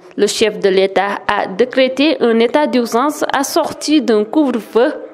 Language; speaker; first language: French; non-native, local second language; Wolof